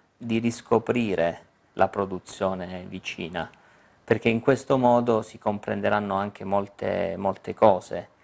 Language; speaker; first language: Italian; native; Italian